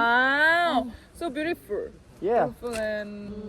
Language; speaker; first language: English; non-native, learner; Korean